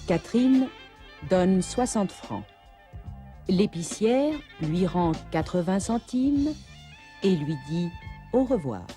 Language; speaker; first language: French; native; French